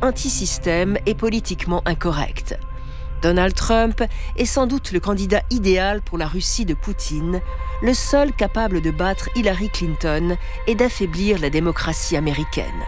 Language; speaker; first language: French; native; French